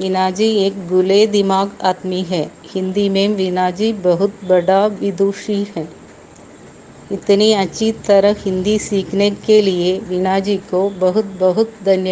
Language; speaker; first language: Hindi; non-native, learner; Malayalam